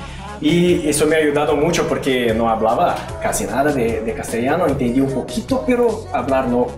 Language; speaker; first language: Spanish; non-native, learner; Portuguese